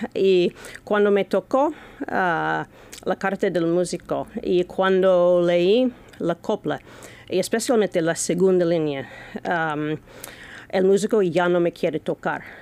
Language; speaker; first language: Spanish; non-native, fluent; English